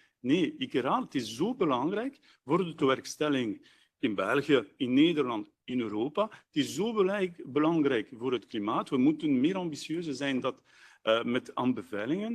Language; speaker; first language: Dutch; non-native, local second language; French